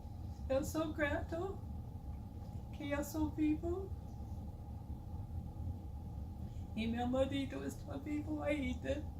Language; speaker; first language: Portuguese; non-native, learner; English